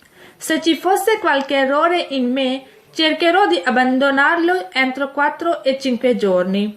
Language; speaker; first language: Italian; non-native, fluent; Urdu